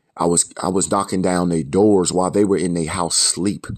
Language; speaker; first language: English; native; English